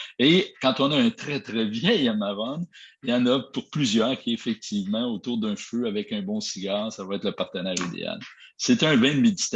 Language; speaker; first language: French; native; French